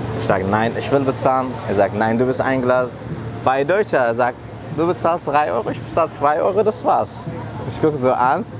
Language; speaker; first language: German; non-native, fluent; Persian